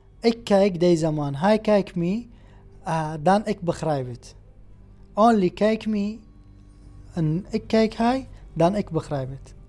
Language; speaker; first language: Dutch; non-native, learner; Arabic